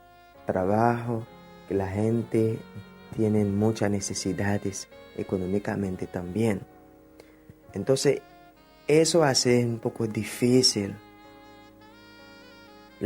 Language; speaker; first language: Spanish; non-native, fluent; Haitian Creole